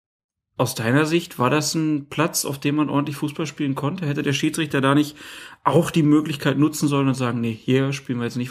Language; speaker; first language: German; native; German